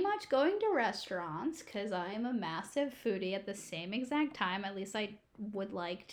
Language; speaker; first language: English; native; English